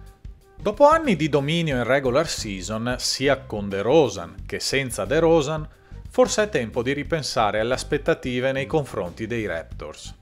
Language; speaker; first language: Italian; native; Italian